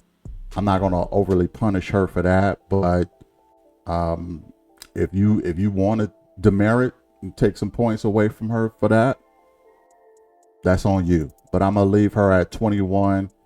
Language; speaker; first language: English; native; English